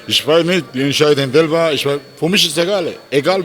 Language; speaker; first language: German; non-native, learner; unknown